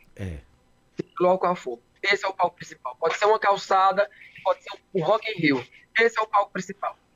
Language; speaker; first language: Portuguese; native; Portuguese